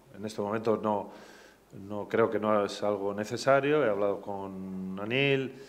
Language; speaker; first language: Spanish; native; Spanish